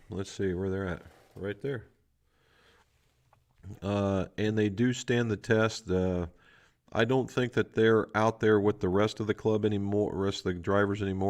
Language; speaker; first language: English; native; English